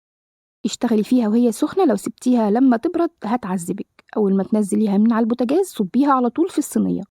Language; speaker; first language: Arabic; native; Arabic